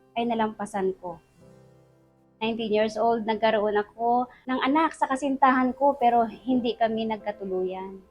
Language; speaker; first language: Filipino; non-native, local second language; Hiligaynon